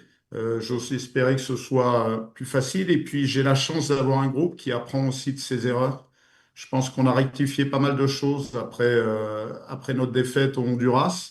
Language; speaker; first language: French; native; French